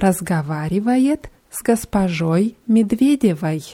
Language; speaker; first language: Russian; non-native, learner; German